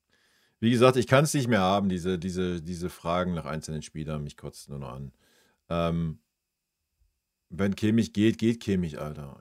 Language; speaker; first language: German; native; German